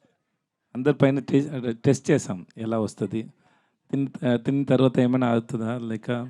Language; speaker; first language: Telugu; non-native, learner; Tamil